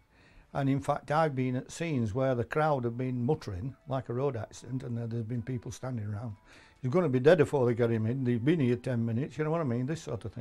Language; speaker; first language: English; native; English